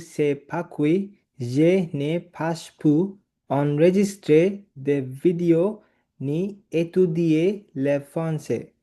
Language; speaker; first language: French; non-native, learner; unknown